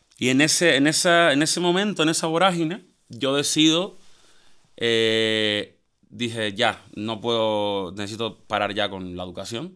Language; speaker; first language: Spanish; native; Spanish